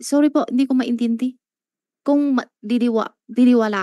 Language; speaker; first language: Filipino; non-native, learner; Chinese